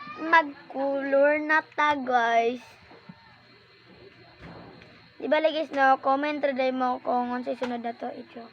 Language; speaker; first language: Filipino; non-native, local second language; Cebuano